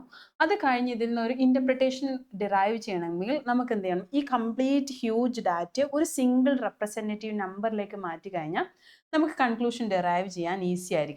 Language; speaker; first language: Malayalam; native; Malayalam